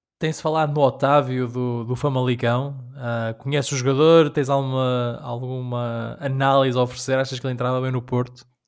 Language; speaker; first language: Portuguese; early bilingual, heritage; Portuguese